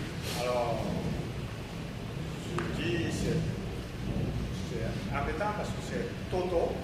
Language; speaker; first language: French; non-native, learner; Japanese